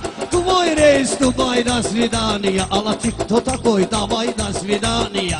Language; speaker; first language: Russian; non-native, learner; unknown